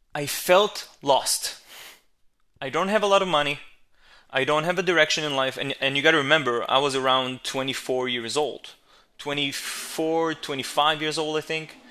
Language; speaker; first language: English; non-native, fluent; Hebrew